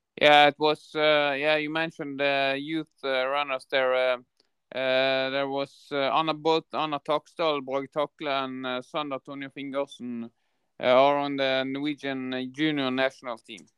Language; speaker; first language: English; non-native, fluent; Norwegian